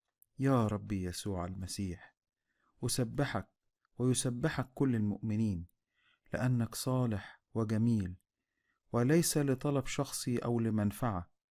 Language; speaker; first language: Arabic; native; Arabic